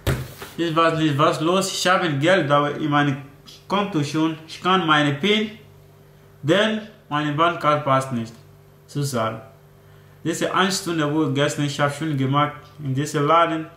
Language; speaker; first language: German; non-native, learner; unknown